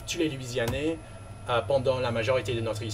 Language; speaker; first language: French; non-native, local second language; English